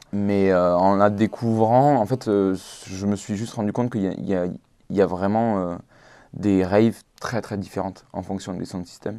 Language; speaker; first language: French; native; French